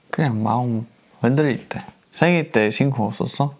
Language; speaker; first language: Korean; non-native, learner; English